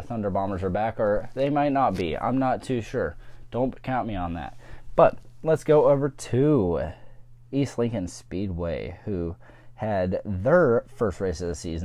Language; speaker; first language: English; native; English